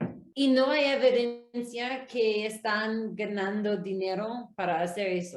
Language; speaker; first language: Spanish; non-native, learner; English